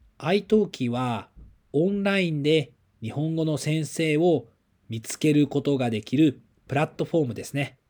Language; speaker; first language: Japanese; native; Japanese